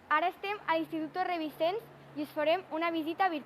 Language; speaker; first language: Catalan; non-native, learner; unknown